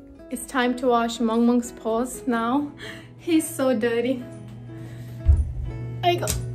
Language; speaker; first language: English; non-native, local second language; Hindi